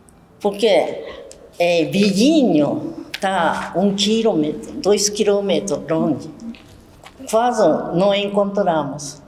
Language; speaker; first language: Portuguese; non-native, learner; Japanese